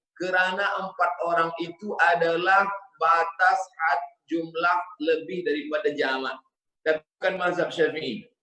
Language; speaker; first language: Malay; native; Malay